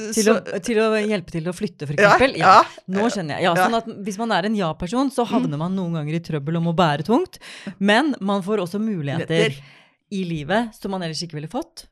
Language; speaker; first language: Norwegian; native; Norwegian